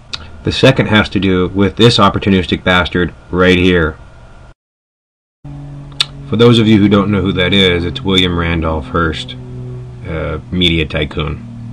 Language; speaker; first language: English; native; English